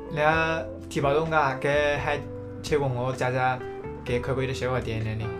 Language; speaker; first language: Chinese; non-native, local second language; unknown